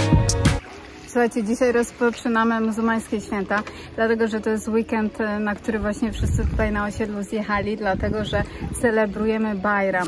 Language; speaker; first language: Polish; native; Polish